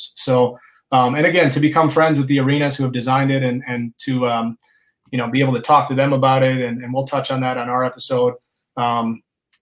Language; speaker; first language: English; native; English